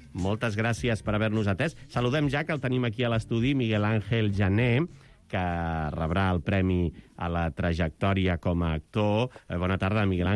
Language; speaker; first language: Catalan; native; Catalan